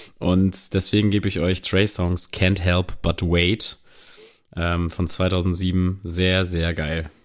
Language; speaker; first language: German; native; German